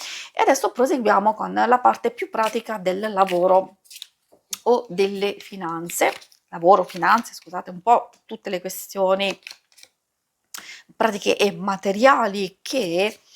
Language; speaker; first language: Italian; native; Italian